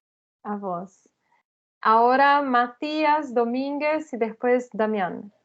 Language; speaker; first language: Spanish; non-native, fluent; Portuguese